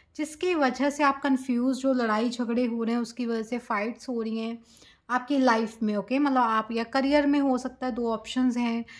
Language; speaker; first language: Hindi; native; Hindi